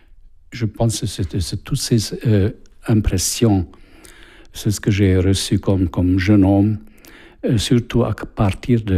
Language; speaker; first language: French; non-native, fluent; Hungarian